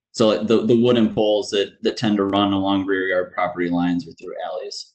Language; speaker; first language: English; native; English